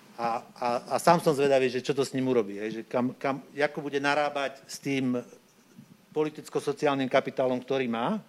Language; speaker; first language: Slovak; native; Slovak